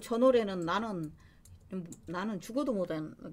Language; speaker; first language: Korean; native; Korean